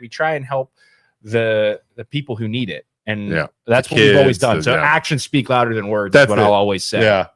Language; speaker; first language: English; native; English